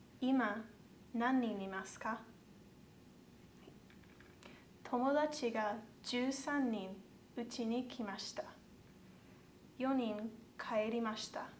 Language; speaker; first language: Japanese; non-native, learner; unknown